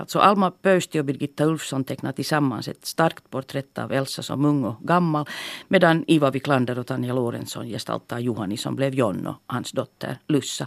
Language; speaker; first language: Swedish; native; Swedish